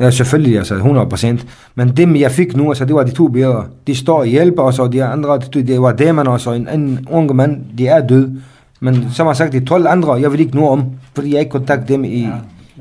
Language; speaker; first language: Danish; non-native, fluent; Kurdish